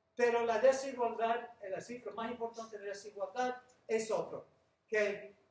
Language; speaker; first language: Spanish; non-native, fluent; English